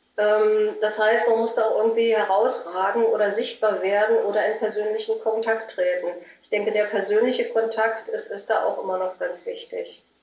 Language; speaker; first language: German; native; German